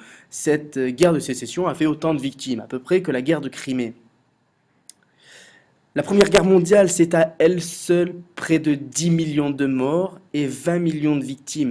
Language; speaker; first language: French; native; French